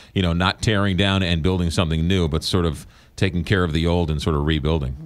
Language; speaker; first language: English; native; English